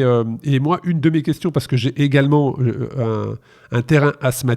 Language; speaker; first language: French; native; French